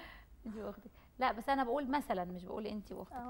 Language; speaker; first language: Arabic; native; Arabic